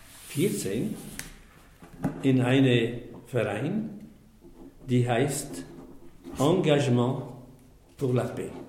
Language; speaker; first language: German; non-native, fluent; Arabic